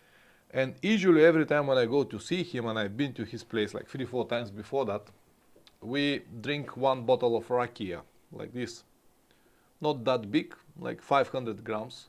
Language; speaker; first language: English; non-native, fluent; Bulgarian